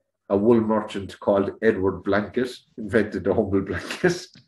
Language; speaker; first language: English; native; English